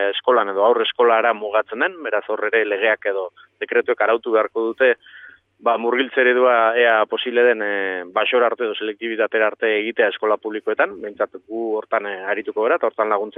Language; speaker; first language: Basque; native; Basque